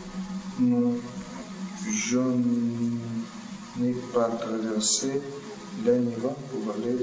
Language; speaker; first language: French; non-native, learner; Russian